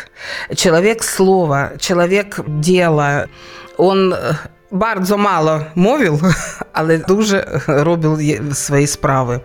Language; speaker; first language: Ukrainian; non-native, local second language; Russian